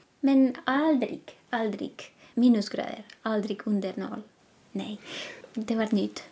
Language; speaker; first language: Swedish; non-native, fluent; Spanish